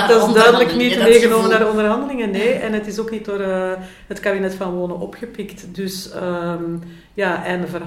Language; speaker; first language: Dutch; native; Dutch